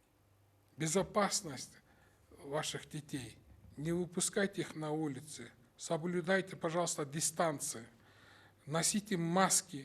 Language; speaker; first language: Russian; non-native, local second language; Kyrgyz